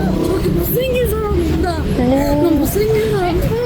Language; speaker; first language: Korean; non-native, fluent; Persian